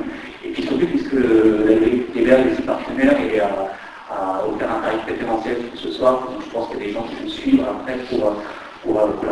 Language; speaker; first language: French; native; French